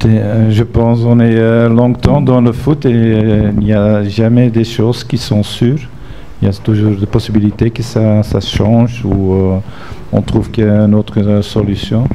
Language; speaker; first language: French; non-native, fluent; Dutch